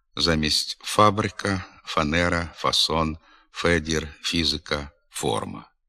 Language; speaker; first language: Ukrainian; native; Ukrainian